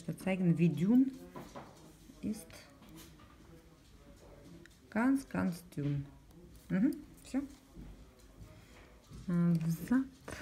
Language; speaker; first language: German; non-native, learner; Russian